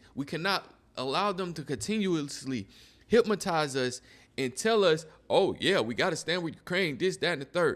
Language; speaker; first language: English; native; English